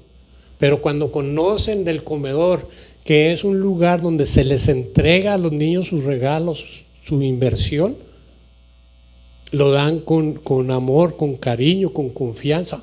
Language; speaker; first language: Spanish; native; Spanish